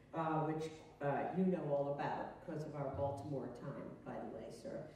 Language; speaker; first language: English; native; English